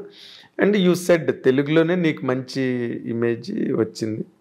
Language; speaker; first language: Telugu; native; Telugu